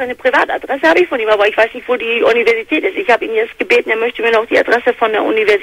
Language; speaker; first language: German; native; German